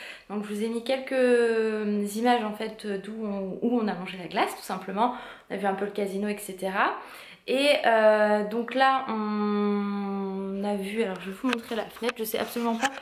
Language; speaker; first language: French; native; French